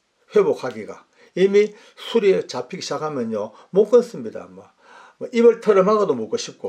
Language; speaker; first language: Korean; native; Korean